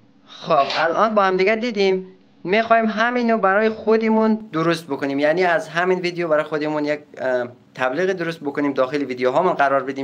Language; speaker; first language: Persian; native; Persian